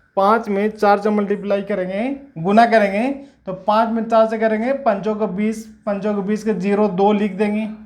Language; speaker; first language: Hindi; native; Hindi